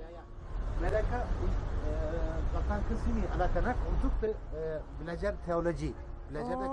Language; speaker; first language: Indonesian; non-native, learner; Turkish